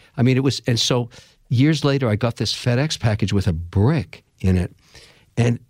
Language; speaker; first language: English; native; English